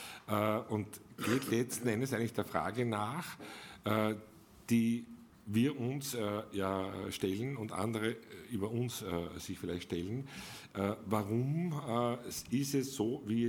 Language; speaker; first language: German; native; German